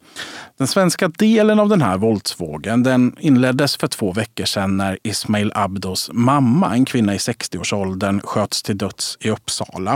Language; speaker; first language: Swedish; native; Swedish